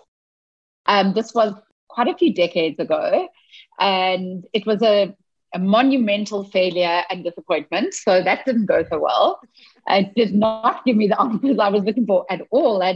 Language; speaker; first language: English; native; English